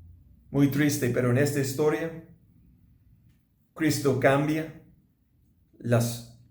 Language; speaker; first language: Spanish; non-native, learner; English